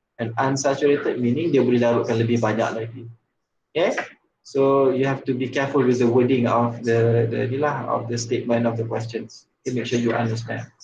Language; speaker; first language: English; non-native, local second language; Malay